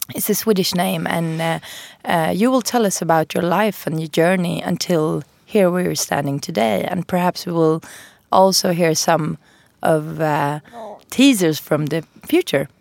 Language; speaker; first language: English; non-native, fluent; Persian